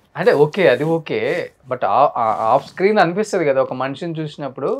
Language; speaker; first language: Telugu; native; Telugu